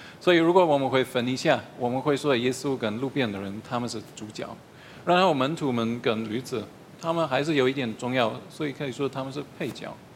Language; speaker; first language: Chinese; non-native, fluent; German